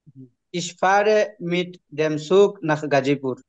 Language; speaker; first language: German; non-native, learner; Bangla